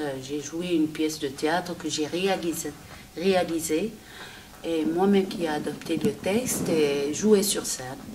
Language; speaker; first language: French; non-native, local second language; Arabic